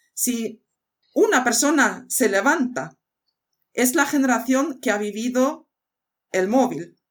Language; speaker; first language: Spanish; non-native, fluent; Swedish